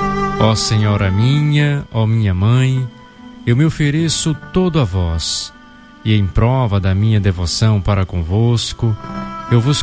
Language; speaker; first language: Portuguese; native; Portuguese